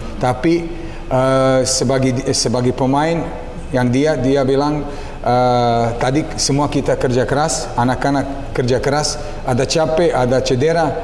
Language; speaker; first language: Indonesian; non-native, learner; Serbian